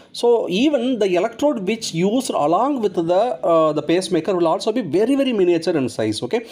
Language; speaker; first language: English; non-native, local second language; Malayalam